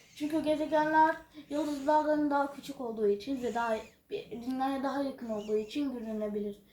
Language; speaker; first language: Turkish; non-native, fluent; Arabic